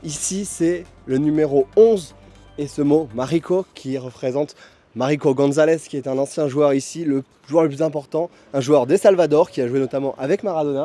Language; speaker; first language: French; native; French